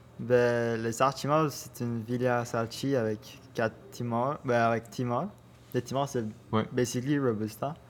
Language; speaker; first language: French; non-native, learner; Spanish